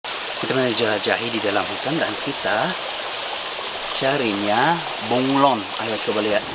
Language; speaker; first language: Indonesian; non-native, learner; English